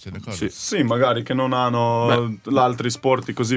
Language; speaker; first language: Italian; non-native, learner; Slovenian